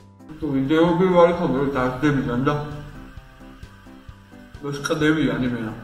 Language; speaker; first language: Georgian; native; Georgian